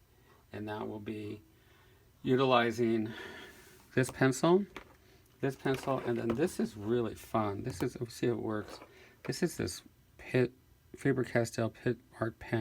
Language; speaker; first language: English; native; English